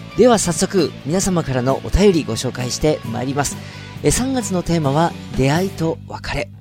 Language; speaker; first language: Japanese; native; Japanese